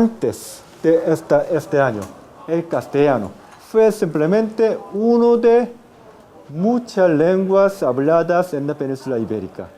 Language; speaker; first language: Spanish; non-native, fluent; Korean